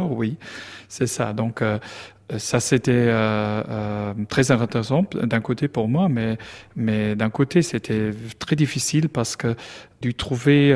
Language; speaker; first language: French; non-native, learner; German